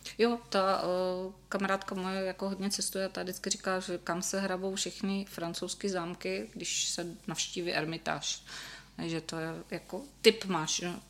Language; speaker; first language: Czech; native; Czech